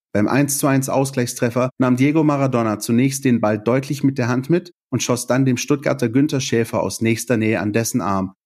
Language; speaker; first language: German; native; German